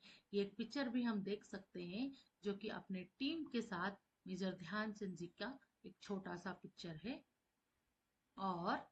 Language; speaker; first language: Hindi; native; Hindi